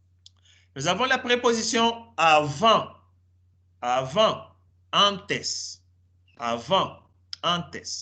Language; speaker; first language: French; non-native, fluent; Spanish